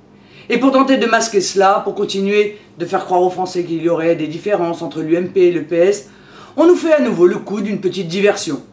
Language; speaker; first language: French; native; French